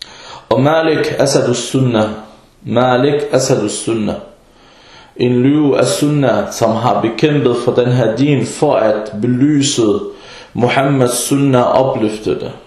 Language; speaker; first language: Danish; early bilingual, other home language; Arabic